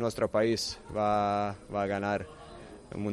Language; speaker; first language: Spanish; non-native, fluent; Croatian